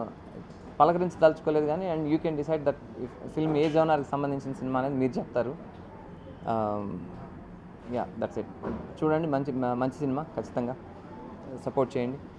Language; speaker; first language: Telugu; native; Telugu